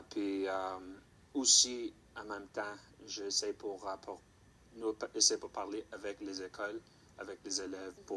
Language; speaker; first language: French; non-native, local second language; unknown